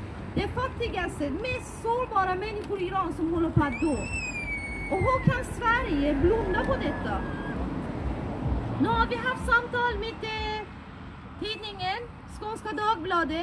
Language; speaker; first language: Swedish; non-native, fluent; Persian